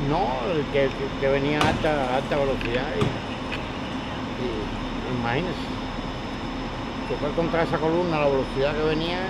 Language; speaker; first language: Spanish; native; Spanish